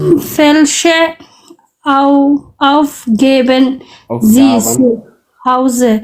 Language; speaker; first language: German; non-native, learner; Somali